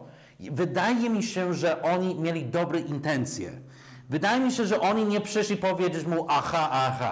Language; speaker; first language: Polish; non-native, fluent; English